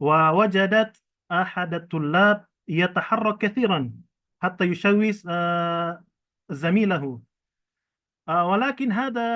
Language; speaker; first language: Arabic; non-native, fluent; Indonesian